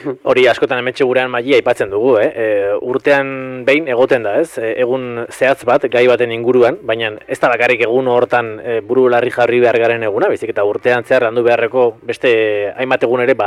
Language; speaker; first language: Basque; native; Basque